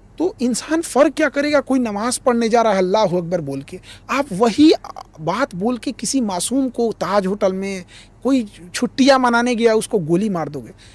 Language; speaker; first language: Hindi; native; Hindi